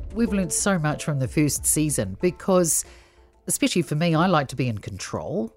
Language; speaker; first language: English; non-native, local second language; Samoan